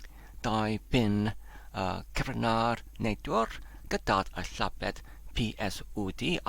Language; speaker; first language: Welsh; non-native, learner; Polish